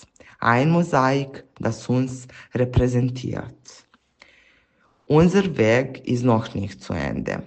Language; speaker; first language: German; non-native, fluent; Serbian